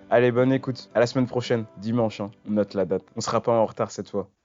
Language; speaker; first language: French; native; French